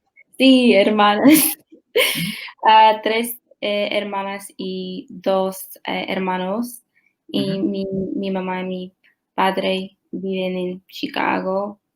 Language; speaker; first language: Spanish; non-native, learner; English